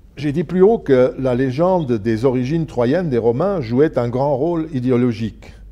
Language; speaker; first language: French; non-native, local second language; Luxembourgish